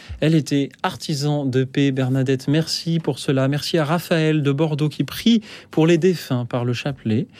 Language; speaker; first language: French; native; French